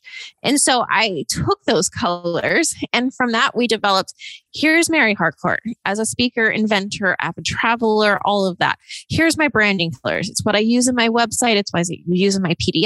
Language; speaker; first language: English; native; English